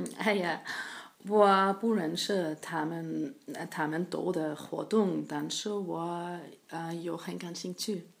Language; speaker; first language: Chinese; non-native, learner; German